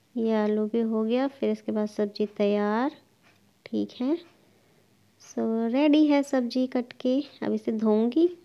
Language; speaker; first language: Hindi; native; Hindi